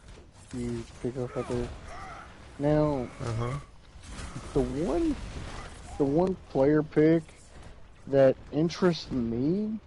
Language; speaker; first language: English; native; English